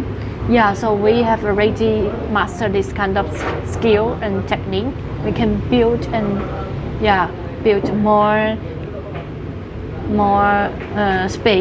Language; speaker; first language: English; non-native, fluent; Chinese